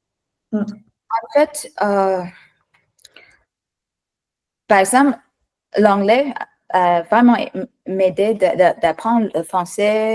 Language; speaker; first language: French; non-native, learner; Thai